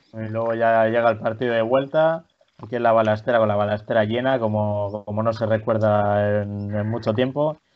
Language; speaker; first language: Spanish; native; Spanish